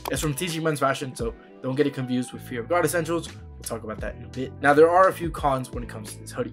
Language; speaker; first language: English; native; English